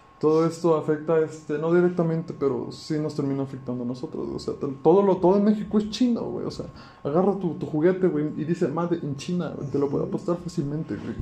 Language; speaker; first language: Spanish; native; Spanish